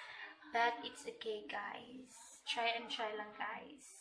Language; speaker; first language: English; non-native, local second language; Cebuano